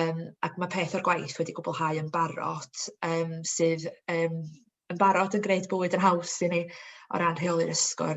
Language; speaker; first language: Welsh; native; Welsh